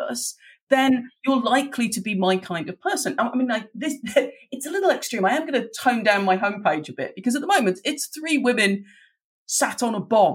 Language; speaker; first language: English; native; English